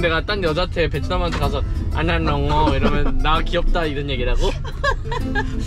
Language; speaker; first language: Korean; native; Korean